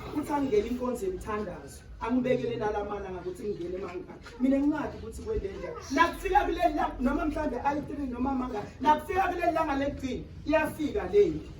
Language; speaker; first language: Zulu; non-native, local second language; Swati